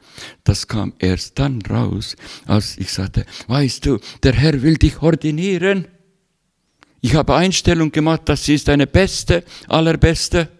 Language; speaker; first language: German; non-native, fluent; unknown